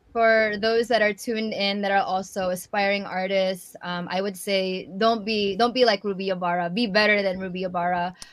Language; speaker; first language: English; early bilingual, other home language; Waray